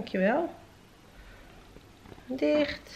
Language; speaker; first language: Dutch; native; Dutch